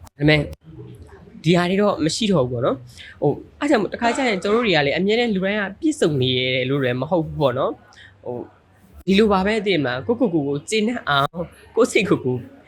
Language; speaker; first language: Burmese; native; Burmese